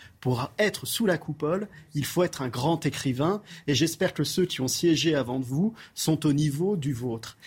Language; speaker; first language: French; native; French